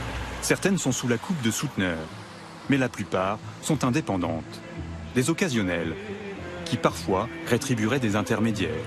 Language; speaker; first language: French; native; French